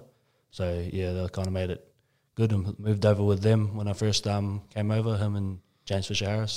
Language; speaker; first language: English; native; English